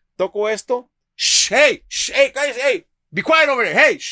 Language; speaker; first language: Spanish; native; Spanish